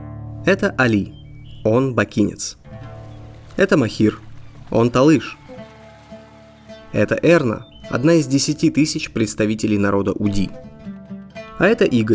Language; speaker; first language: Russian; native; Russian